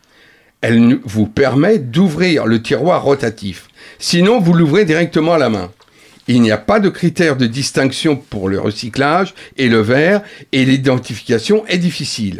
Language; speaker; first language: French; native; French